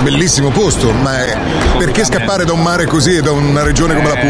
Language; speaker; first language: Italian; native; Italian